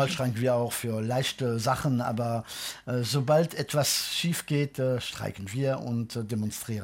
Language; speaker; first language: German; non-native, fluent; French